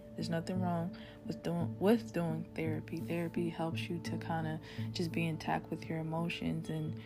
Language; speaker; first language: English; early bilingual, other home language; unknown